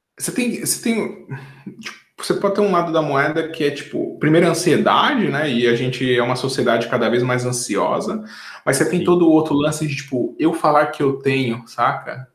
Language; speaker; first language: Portuguese; native; Portuguese